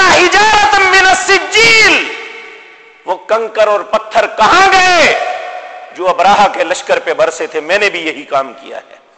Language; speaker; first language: Urdu; non-native, local second language; Punjabi